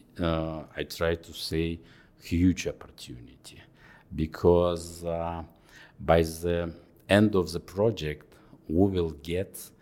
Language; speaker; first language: English; non-native, fluent; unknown